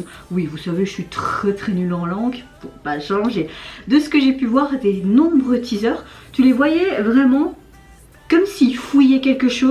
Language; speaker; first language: French; native; French